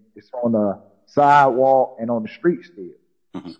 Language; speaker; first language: English; native; English